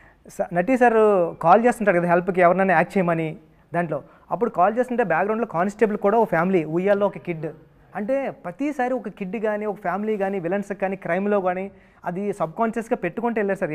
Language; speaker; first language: Telugu; native; Telugu